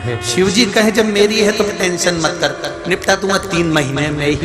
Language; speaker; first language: Hindi; native; Hindi